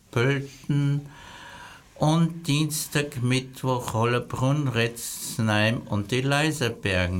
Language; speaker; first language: German; native; German